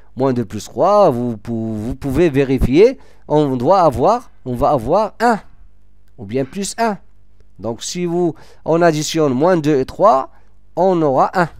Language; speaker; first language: French; non-native, local second language; Arabic